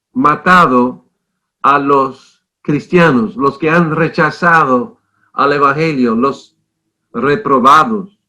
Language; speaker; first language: Spanish; non-native, fluent; English